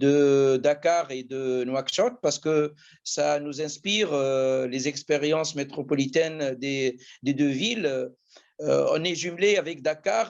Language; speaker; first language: French; non-native, local second language; Arabic